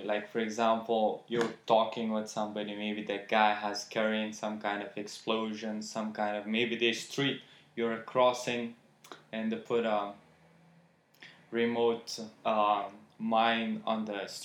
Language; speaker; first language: English; non-native, fluent; Persian